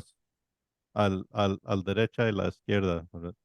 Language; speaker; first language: Spanish; non-native, learner; English